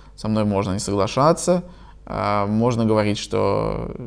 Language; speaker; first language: Russian; native; Russian